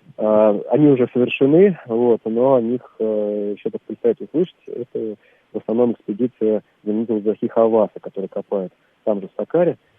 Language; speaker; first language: Russian; native; Russian